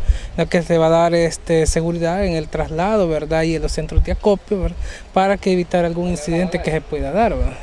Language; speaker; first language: Spanish; native; Spanish